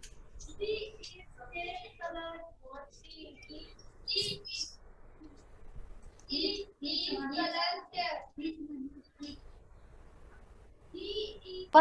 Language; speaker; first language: English; non-native, learner; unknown